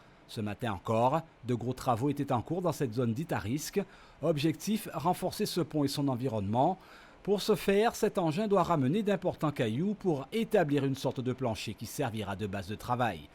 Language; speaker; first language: French; native; French